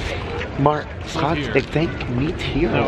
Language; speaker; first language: Dutch; non-native, learner; English